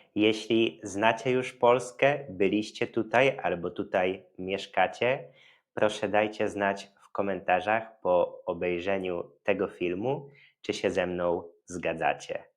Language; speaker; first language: Polish; native; Polish